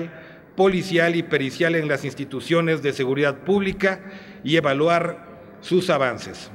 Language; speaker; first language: Spanish; native; Spanish